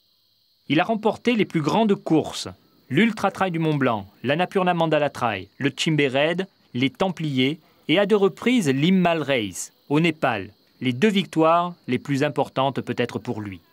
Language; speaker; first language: French; native; French